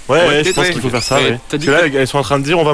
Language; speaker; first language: French; native; French